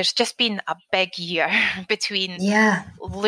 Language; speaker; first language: English; native; English